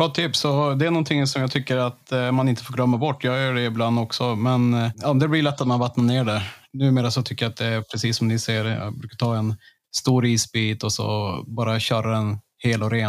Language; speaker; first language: Swedish; native; Swedish